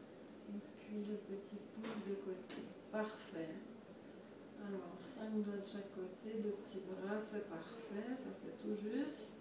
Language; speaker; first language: French; native; French